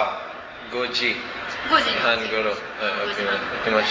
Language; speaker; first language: Japanese; non-native, learner; Cebuano